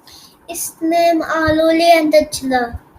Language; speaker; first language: English; non-native, learner; Hindi